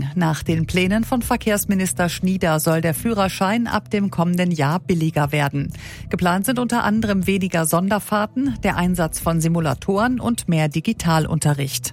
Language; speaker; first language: German; native; German